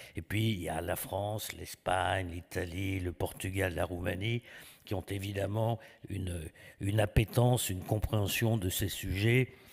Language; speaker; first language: French; native; French